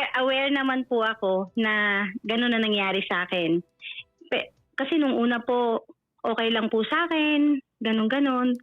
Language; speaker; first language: Filipino; native; Filipino